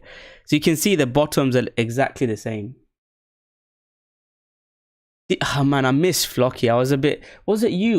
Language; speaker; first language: English; native; English